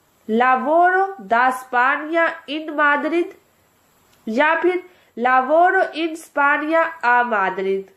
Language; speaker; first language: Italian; non-native, fluent; Urdu